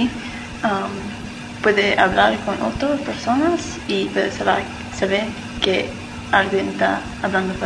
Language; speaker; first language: Spanish; non-native, learner; English